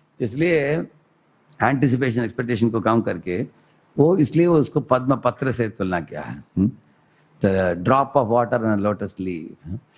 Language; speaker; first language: Hindi; non-native, local second language; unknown